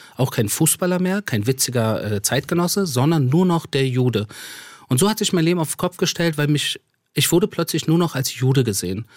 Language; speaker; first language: German; early bilingual, other home language; Persian